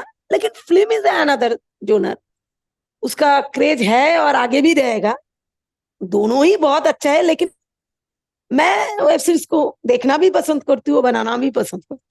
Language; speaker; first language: Hindi; non-native, local second language; Bangla